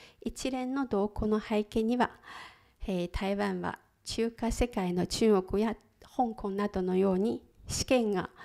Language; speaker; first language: Japanese; non-native, fluent; Chinese